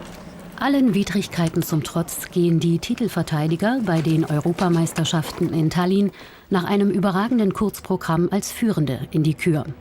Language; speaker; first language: German; native; German